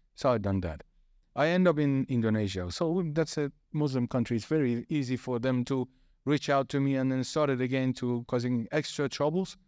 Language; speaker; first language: English; non-native, fluent; Persian